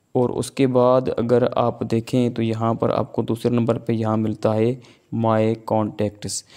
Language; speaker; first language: Urdu; non-native, local second language; Sindhi